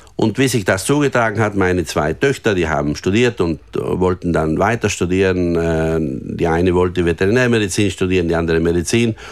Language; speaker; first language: German; native; German